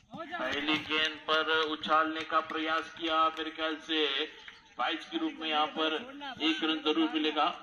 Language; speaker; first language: Hindi; non-native, local second language; Marathi